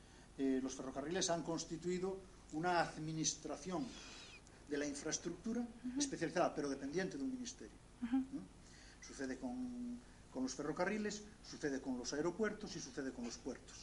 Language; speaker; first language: Spanish; native; Spanish